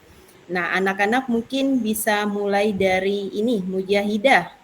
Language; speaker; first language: Indonesian; native; Indonesian